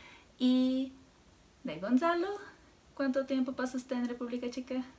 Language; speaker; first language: Spanish; non-native, fluent; Czech